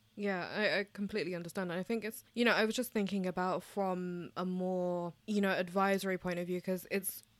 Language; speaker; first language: English; early bilingual, other home language; Bangla